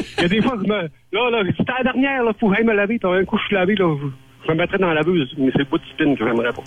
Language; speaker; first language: French; native; French